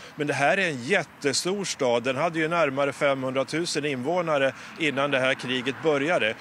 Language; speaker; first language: Swedish; native; Swedish